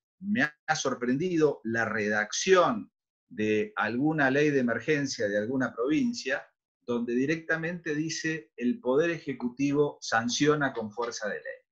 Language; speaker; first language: Spanish; native; Spanish